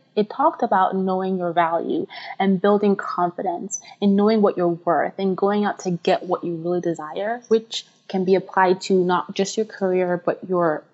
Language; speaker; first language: English; non-native, local second language; Yoruba